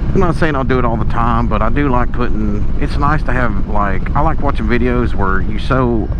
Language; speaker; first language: English; native; English